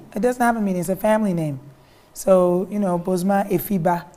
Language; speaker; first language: English; early bilingual, other home language; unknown